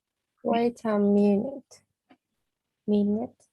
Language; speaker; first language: English; non-native, learner; Portuguese